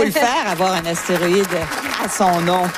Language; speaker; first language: French; native; French